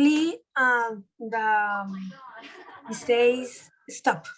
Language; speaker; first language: English; non-native, learner; Spanish